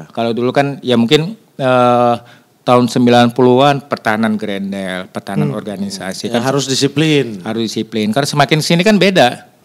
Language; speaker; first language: Indonesian; native; Indonesian